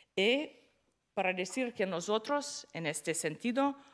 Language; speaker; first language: Spanish; non-native, fluent; Lithuanian